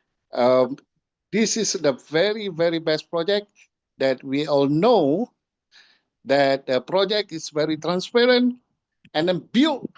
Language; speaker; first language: English; non-native, fluent; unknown